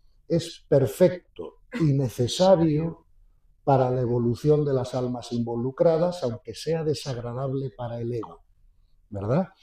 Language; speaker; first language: Spanish; native; Spanish